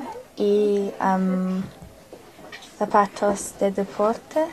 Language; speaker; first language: Spanish; non-native, learner; English